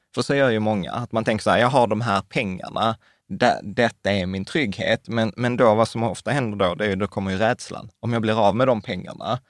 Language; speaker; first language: Swedish; native; Swedish